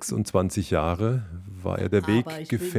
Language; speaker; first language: German; native; German